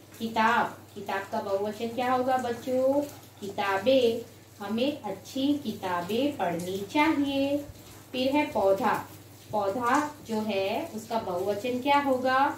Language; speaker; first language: Hindi; non-native, local second language; Gujarati